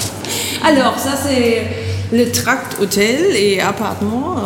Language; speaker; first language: French; non-native, fluent; German